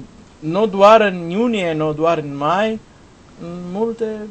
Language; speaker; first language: Romanian; non-native, learner; Portuguese